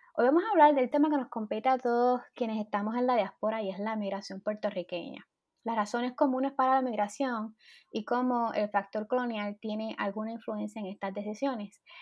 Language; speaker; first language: Spanish; native; Spanish